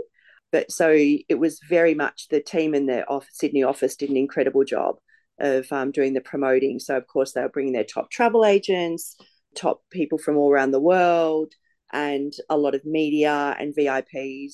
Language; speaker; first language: English; native; English